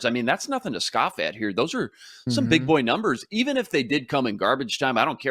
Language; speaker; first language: English; native; English